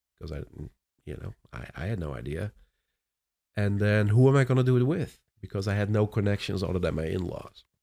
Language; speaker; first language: English; non-native, fluent; Dutch